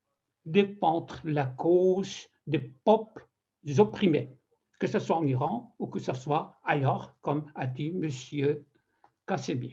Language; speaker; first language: French; non-native, fluent; Persian